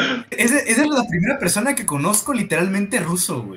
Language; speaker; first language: Spanish; native; Spanish